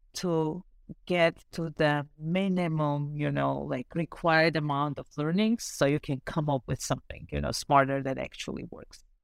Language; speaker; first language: English; non-native, fluent; Armenian